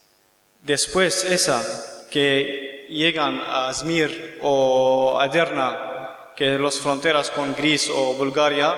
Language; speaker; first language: Spanish; non-native, learner; Kurdish